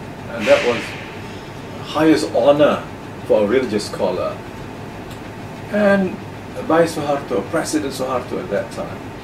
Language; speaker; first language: English; non-native, local second language; Malay